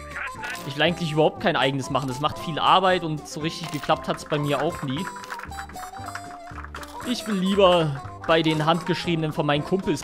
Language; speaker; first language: German; native; German